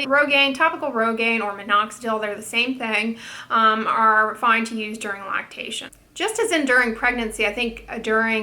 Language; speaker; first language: English; native; English